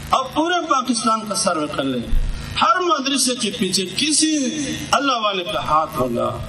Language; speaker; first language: Urdu; non-native, local second language; Pashto